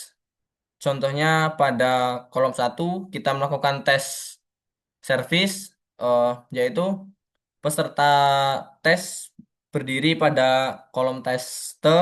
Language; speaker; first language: Indonesian; native; Indonesian